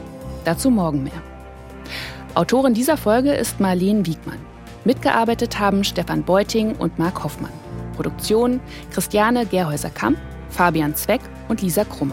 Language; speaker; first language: German; native; German